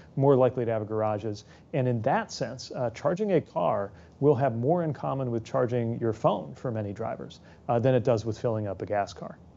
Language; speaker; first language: English; native; English